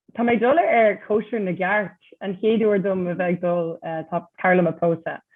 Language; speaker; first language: Irish; non-native, local second language; English